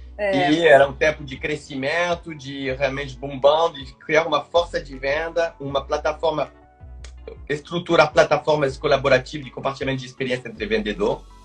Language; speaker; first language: Portuguese; non-native, fluent; French